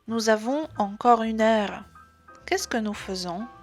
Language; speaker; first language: French; non-native, fluent; Polish